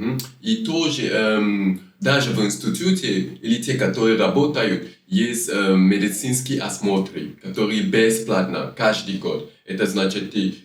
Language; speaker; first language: Russian; non-native, learner; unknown